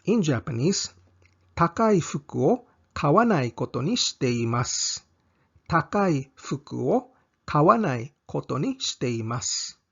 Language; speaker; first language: Japanese; non-native, fluent; English